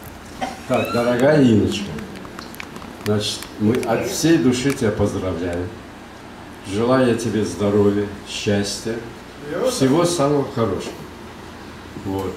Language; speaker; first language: Russian; native; Russian